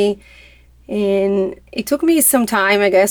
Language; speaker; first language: English; non-native, fluent; Portuguese